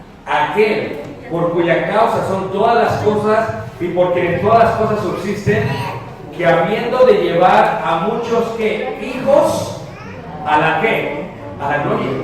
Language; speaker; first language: Spanish; early bilingual, heritage; Spanish